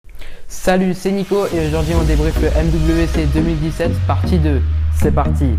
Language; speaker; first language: French; native; French